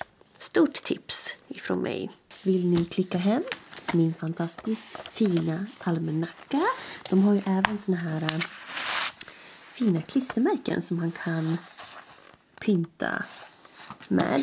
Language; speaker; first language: Swedish; native; Swedish